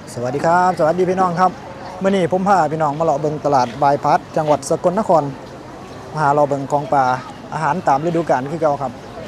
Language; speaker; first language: Thai; native; Thai